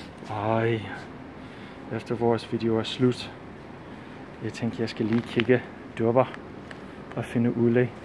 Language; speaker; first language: Danish; non-native, fluent; English